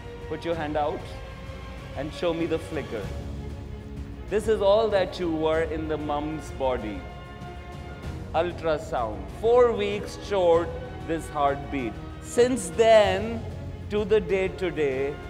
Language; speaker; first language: English; non-native, local second language; Urdu